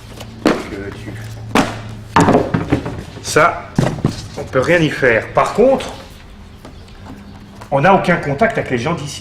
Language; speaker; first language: French; native; French